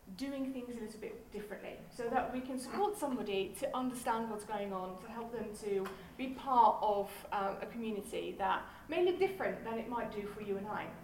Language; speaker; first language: English; non-native, fluent; Dutch